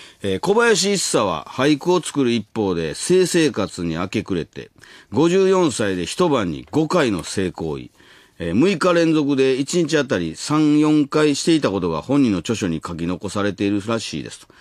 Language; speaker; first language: Japanese; native; Japanese